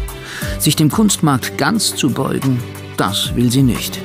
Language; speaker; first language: German; native; German